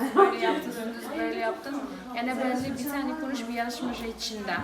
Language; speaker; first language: Turkish; non-native, fluent; Arabic